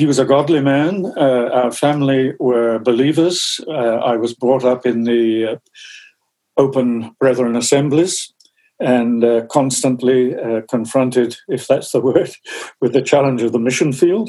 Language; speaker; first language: English; native; English